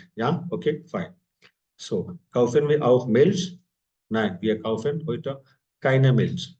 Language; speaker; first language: German; non-native, fluent; Hindi